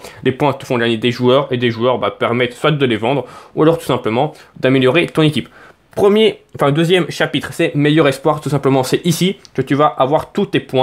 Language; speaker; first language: French; native; French